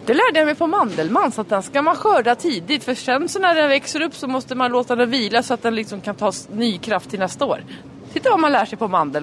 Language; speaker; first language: Swedish; native; Swedish